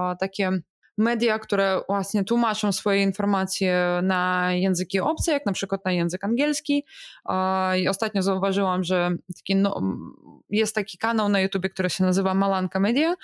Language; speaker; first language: Polish; non-native, fluent; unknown